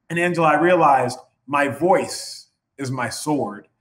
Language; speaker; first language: English; native; English